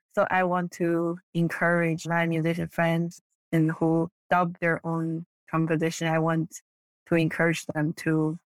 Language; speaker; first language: English; non-native, fluent; Chinese